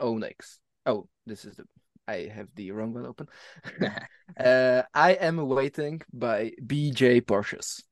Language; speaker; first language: English; non-native, fluent; Czech